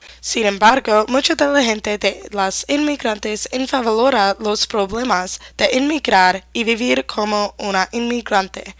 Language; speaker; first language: Spanish; non-native, learner; English